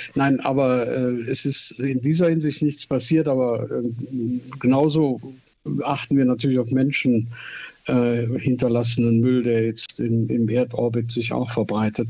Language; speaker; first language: German; native; German